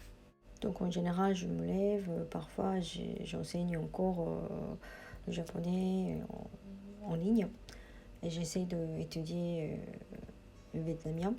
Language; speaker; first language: French; non-native, fluent; Japanese